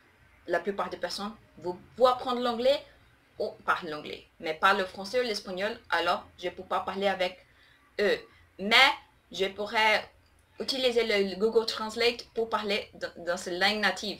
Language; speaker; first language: French; non-native, learner; Portuguese